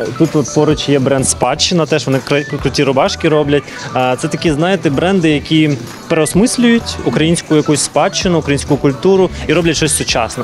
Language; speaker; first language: Ukrainian; non-native, local second language; Russian